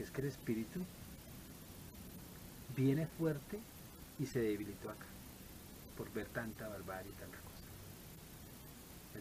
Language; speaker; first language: Spanish; native; Spanish